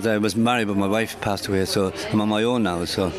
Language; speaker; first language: English; native; English